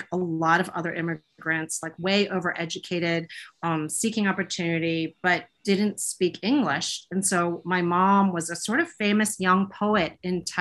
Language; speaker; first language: English; native; English